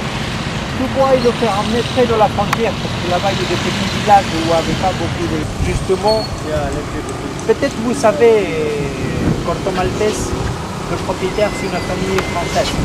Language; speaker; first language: French; non-native, fluent; Spanish